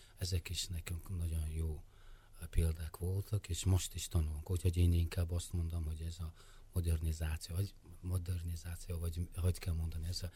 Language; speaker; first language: Hungarian; non-native, fluent; Mongolian